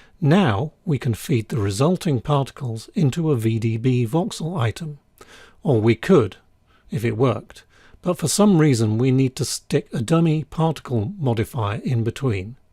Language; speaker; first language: English; native; English